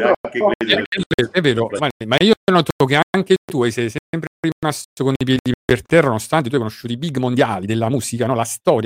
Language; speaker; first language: Italian; native; Italian